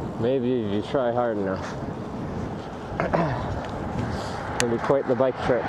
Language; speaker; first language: English; native; English